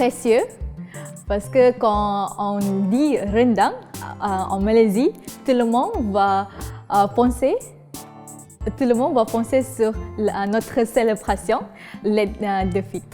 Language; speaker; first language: French; non-native, learner; Malay